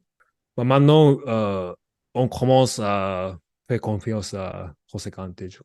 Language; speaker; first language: French; non-native, learner; Japanese